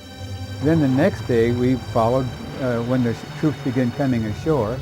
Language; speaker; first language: English; native; English